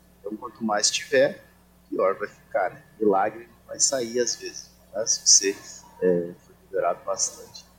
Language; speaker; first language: Portuguese; native; Portuguese